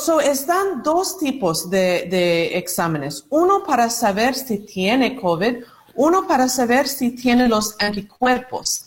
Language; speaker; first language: Spanish; non-native, learner; English